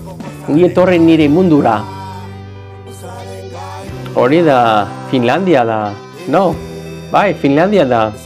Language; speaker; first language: Basque; non-native, learner; English